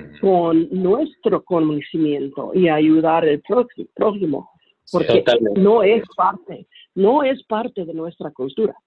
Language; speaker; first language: Spanish; early bilingual, heritage; Spanish